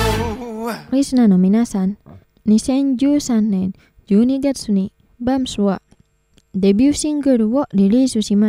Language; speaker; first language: Japanese; non-native, fluent; Indonesian